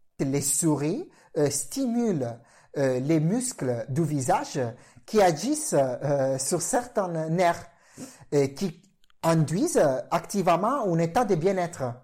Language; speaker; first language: French; non-native, fluent; Italian